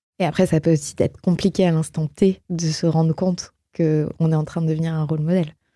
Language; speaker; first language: French; native; French